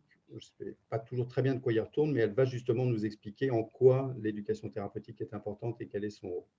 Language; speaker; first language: French; native; French